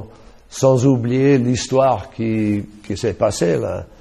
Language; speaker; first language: French; non-native, fluent; English